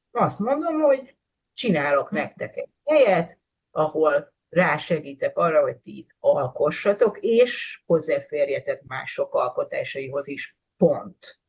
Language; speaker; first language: Hungarian; native; Hungarian